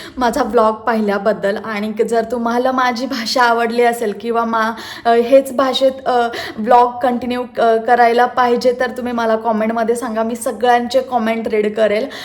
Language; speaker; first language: Marathi; non-native, local second language; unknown